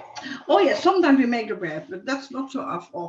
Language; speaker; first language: English; non-native, learner; Dutch